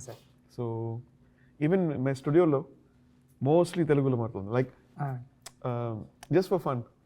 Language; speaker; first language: Telugu; non-native, learner; Tamil